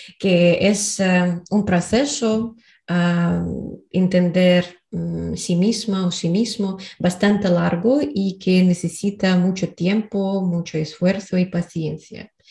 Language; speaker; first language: Spanish; non-native, learner; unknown